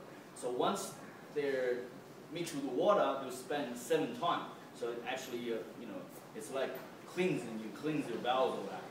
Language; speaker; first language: English; non-native, fluent; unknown